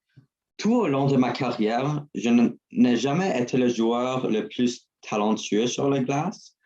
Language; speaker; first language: French; non-native, learner; English